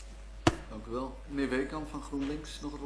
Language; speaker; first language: Dutch; native; Dutch